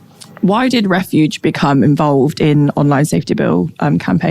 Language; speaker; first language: English; native; English